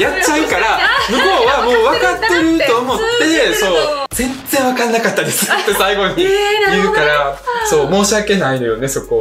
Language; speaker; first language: Japanese; early bilingual, other home language; Russian